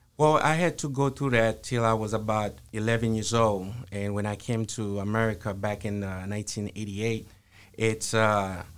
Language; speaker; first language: English; early bilingual, other home language; Haitian Creole